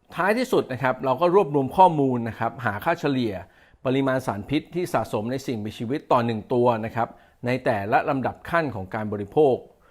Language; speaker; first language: Thai; native; Thai